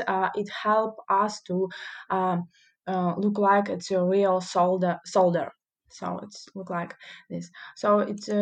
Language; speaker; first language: English; non-native, learner; Russian